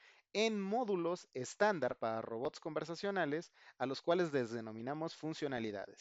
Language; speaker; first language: Spanish; native; Spanish